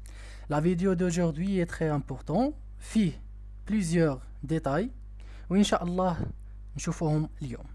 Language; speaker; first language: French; non-native, local second language; Arabic